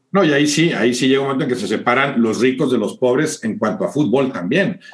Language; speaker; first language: Spanish; native; Spanish